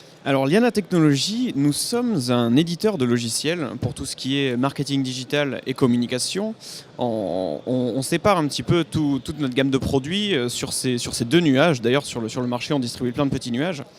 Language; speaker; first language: French; native; French